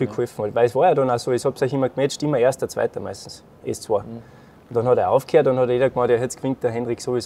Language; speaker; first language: German; native; German